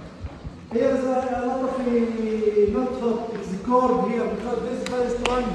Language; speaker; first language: English; non-native, learner; Arabic